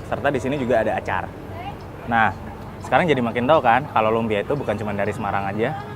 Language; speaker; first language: Indonesian; native; Indonesian